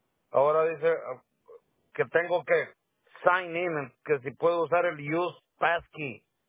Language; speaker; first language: Spanish; native; Spanish